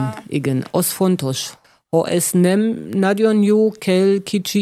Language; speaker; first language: Hungarian; non-native, learner; German